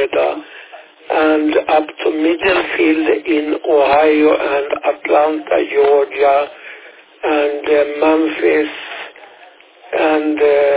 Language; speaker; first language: English; non-native, fluent; Swedish